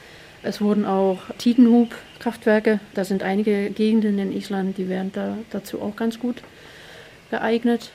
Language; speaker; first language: German; native; German